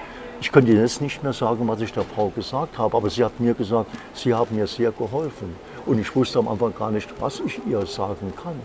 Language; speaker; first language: German; native; German